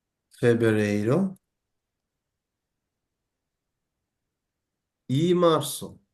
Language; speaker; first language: Portuguese; non-native, fluent; Bangla